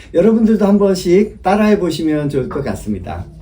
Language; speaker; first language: Korean; native; Korean